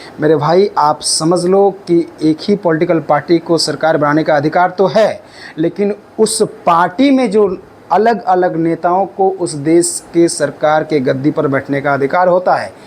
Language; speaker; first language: Hindi; native; Hindi